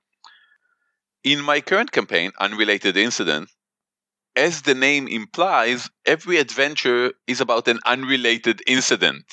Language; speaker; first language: English; non-native, fluent; Hebrew